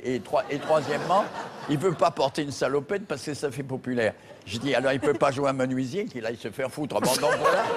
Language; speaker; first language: French; native; French